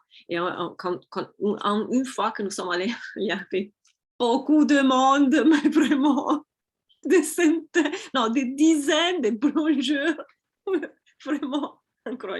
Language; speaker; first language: French; non-native, fluent; Italian